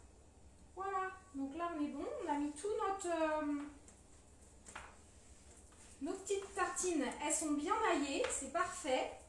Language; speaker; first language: French; native; French